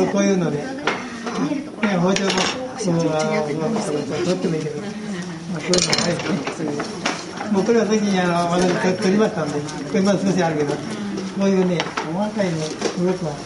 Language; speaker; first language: Japanese; native; Japanese